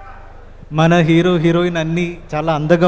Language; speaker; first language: Telugu; non-native, learner; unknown